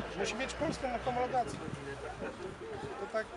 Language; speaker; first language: Polish; native; Polish